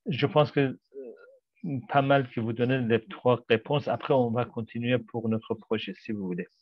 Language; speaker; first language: French; non-native, fluent; Persian